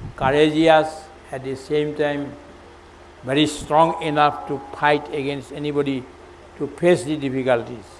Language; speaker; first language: English; non-native, local second language; Assamese